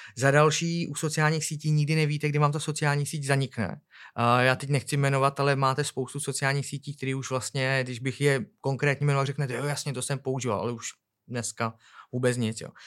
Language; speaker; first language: Czech; native; Czech